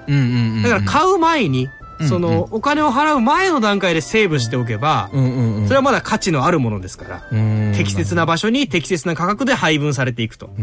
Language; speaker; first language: Japanese; native; Japanese